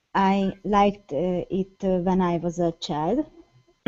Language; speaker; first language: English; non-native, learner; Hungarian